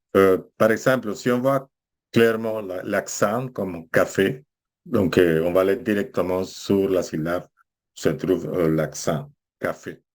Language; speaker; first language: French; non-native, fluent; Spanish